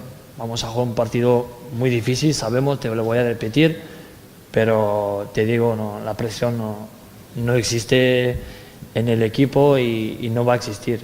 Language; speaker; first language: Spanish; non-native, fluent; French